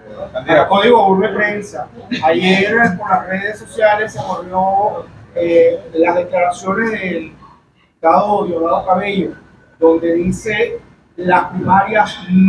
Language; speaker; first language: Spanish; native; Spanish